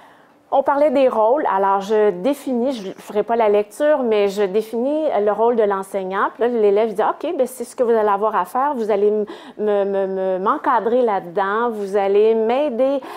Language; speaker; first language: French; native; French